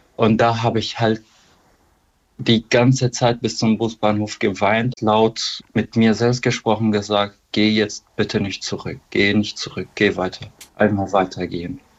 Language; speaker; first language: German; non-native, fluent; Arabic